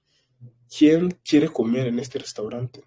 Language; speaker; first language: Spanish; non-native, fluent; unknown